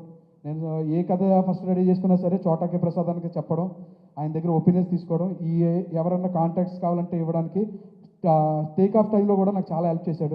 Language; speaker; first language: Telugu; native; Telugu